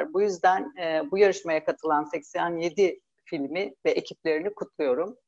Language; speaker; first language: Turkish; native; Turkish